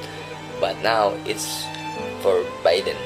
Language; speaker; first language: English; non-native, learner; Indonesian